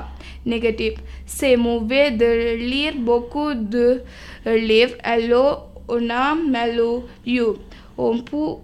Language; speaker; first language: French; non-native, learner; Tamil